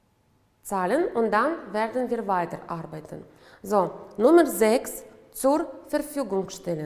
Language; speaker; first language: German; non-native, fluent; Uzbek